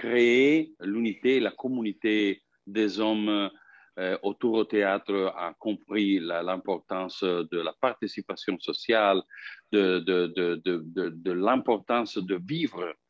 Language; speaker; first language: French; non-native, fluent; Italian